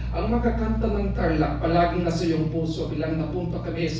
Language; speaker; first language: Filipino; early bilingual, heritage; Filipino